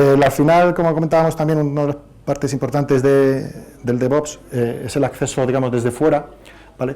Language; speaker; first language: Spanish; native; Spanish